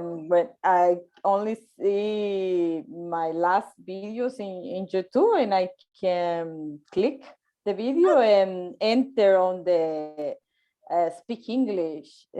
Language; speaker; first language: English; non-native, learner; Spanish